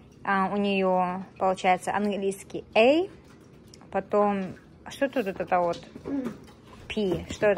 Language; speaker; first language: Russian; native; Russian